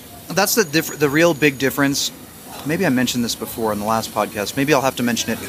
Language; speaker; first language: English; native; English